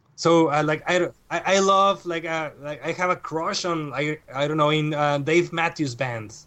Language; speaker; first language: English; non-native, fluent; Spanish